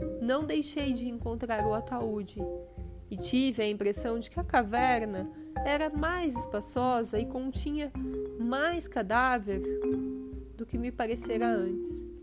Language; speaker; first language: Portuguese; native; Portuguese